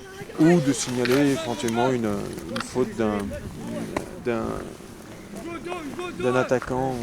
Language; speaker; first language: French; native; French